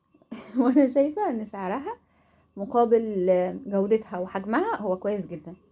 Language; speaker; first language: Arabic; native; Arabic